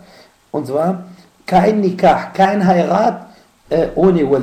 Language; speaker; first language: German; non-native, fluent; Arabic